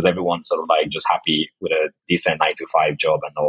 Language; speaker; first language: English; non-native, local second language; Yoruba